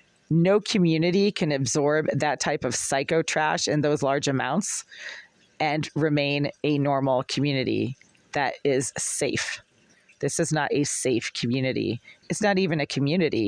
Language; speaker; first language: English; native; English